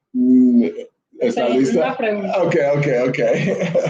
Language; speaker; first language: Spanish; non-native, learner; English